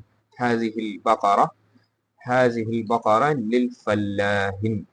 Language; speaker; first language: Arabic; non-native, fluent; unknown